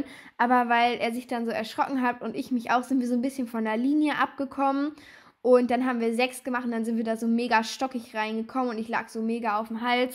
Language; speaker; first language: German; native; German